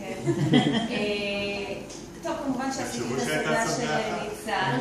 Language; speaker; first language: Hebrew; native; Hebrew